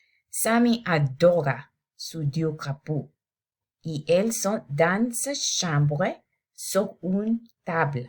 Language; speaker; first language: French; non-native, learner; English